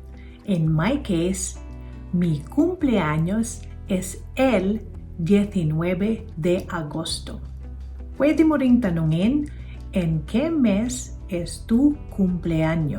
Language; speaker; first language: Spanish; non-native, fluent; Filipino